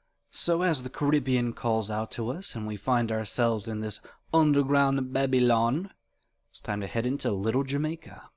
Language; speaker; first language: English; native; English